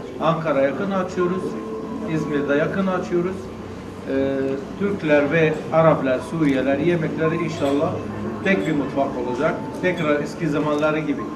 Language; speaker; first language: Turkish; non-native, learner; Arabic